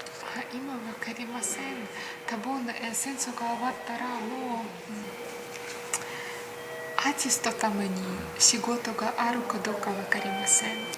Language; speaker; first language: Japanese; non-native, learner; Ukrainian